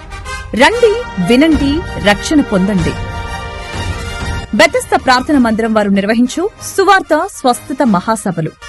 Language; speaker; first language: Telugu; native; Telugu